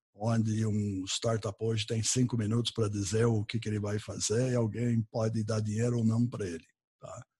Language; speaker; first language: Portuguese; non-native, fluent; English